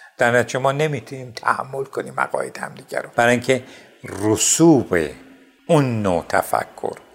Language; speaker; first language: Persian; non-native, local second language; Azerbaijani